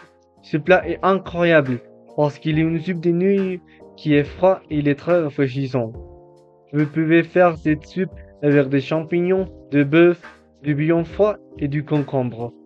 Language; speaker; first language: French; non-native, learner; Spanish